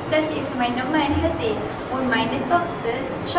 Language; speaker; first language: German; non-native, learner; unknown